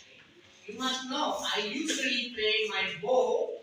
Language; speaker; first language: English; non-native, learner; Indonesian